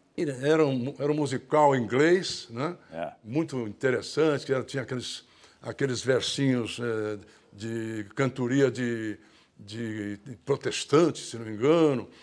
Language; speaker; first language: Portuguese; native; Portuguese